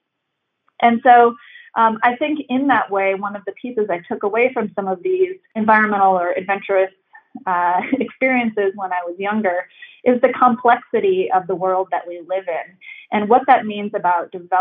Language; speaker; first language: English; native; English